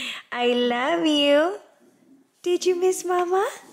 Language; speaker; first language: English; early bilingual, other home language; Spanish